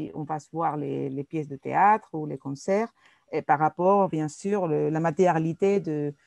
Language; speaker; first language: French; non-native, fluent; Spanish